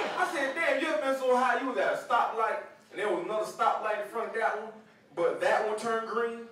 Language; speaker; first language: English; native; English